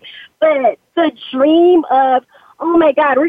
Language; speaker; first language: English; early bilingual, other home language; Haitian Creole